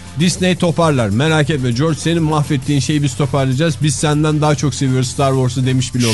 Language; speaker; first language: Turkish; native; Turkish